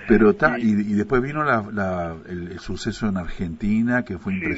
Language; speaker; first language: Spanish; native; Spanish